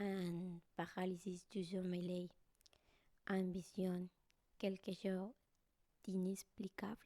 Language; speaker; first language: French; non-native, learner; Spanish